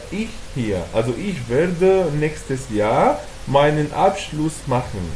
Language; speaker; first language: German; non-native, fluent; Arabic